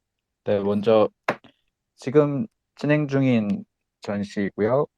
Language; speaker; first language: Korean; native; Korean